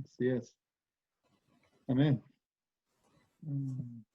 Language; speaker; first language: Spanish; non-native, fluent; English